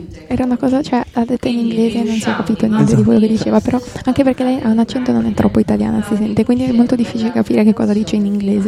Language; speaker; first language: Italian; native; Italian